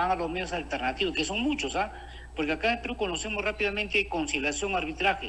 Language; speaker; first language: Spanish; native; Spanish